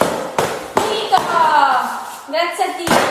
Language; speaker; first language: Italian; non-native, learner; Albanian